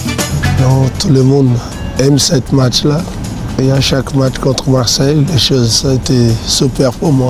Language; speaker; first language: French; non-native, fluent; Portuguese